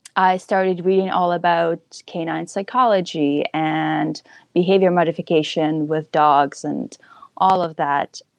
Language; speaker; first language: English; early bilingual, other home language; Ukrainian